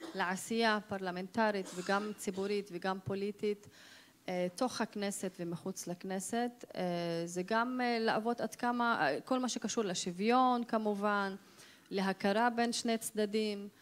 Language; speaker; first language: Hebrew; non-native, local second language; Arabic